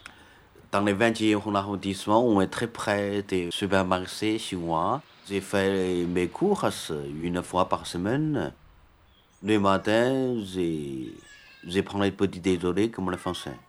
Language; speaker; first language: French; non-native, learner; Chinese